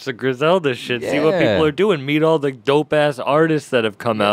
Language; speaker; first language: English; native; English